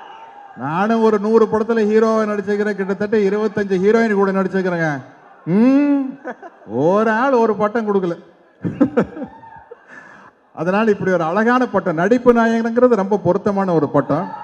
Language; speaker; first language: Tamil; native; Tamil